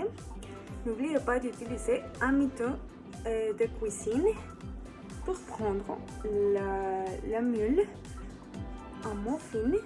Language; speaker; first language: French; non-native, learner; Spanish